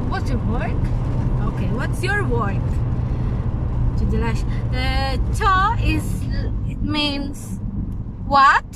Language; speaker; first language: English; non-native, local second language; Filipino